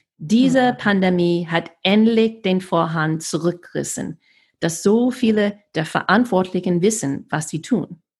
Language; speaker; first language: German; non-native, fluent; English